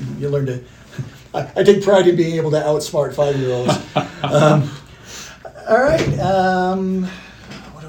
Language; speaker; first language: English; native; English